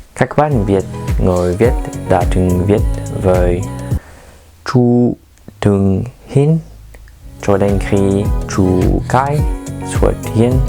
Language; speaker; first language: Vietnamese; non-native, learner; French